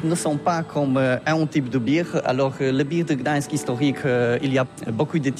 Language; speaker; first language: French; non-native, learner; Polish